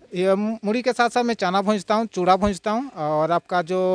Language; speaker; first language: Hindi; native; Hindi